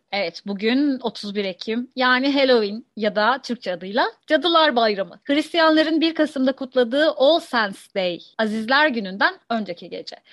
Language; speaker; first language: Turkish; native; Turkish